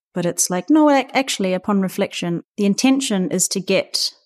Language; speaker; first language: English; native; English